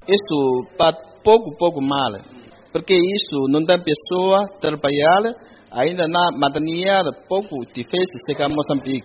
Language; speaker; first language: Portuguese; non-native, learner; Chinese